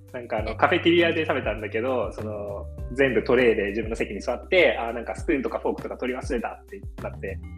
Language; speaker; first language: Japanese; early bilingual, heritage; Japanese